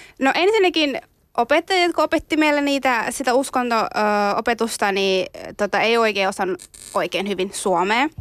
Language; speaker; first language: Finnish; early bilingual, other home language; Somali